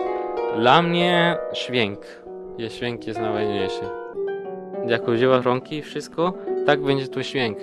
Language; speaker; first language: Polish; non-native, learner; Spanish